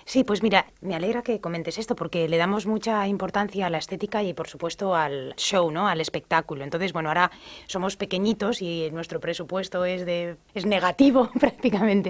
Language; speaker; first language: Spanish; native; Spanish